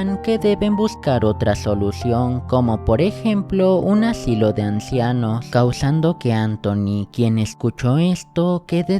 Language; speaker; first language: Spanish; native; Spanish